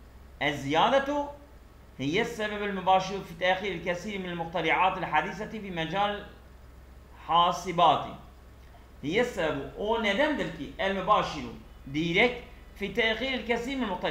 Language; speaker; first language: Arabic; non-native, fluent; Turkish